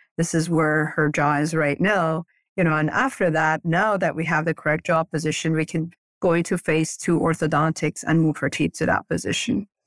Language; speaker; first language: English; early bilingual, other home language; Persian